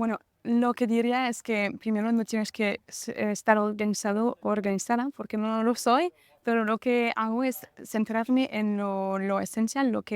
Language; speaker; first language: Spanish; non-native, fluent; French